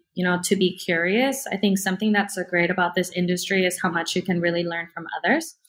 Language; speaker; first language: English; early bilingual, other home language; Spanish